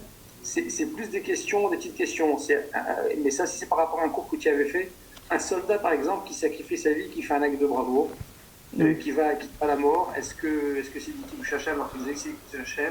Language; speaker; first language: French; native; French